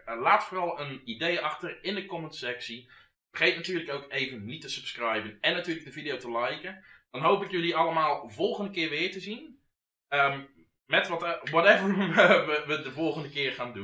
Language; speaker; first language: Dutch; native; Dutch